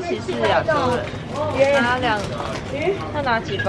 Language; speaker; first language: Chinese; native; Chinese